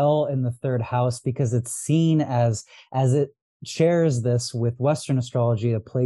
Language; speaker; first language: English; early bilingual, other home language; Arabic